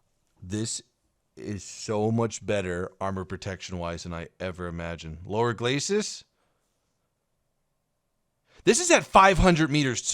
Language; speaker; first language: English; native; English